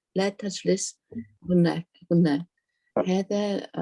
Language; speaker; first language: Arabic; non-native, learner; English